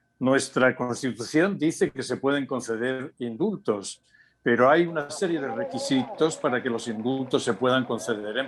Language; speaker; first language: Spanish; native; Spanish